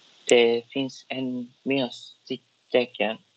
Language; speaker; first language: Swedish; non-native, learner; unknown